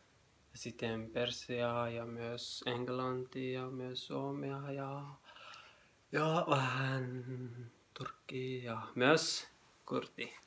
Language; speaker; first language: Finnish; non-native, learner; Persian